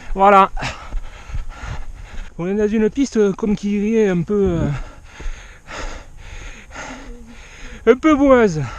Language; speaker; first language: French; native; French